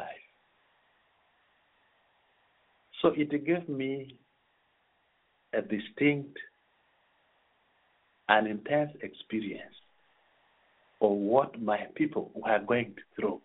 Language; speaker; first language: English; non-native, local second language; Acoli